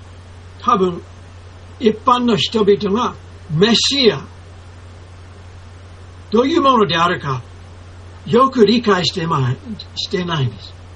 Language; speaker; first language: Japanese; non-native, fluent; English